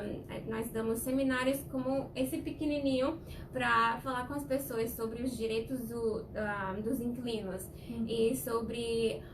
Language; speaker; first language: Portuguese; non-native, fluent; Spanish